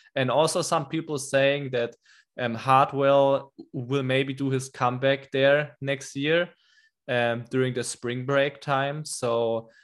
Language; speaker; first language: English; non-native, fluent; German